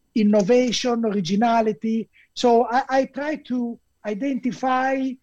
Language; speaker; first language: English; non-native, fluent; Italian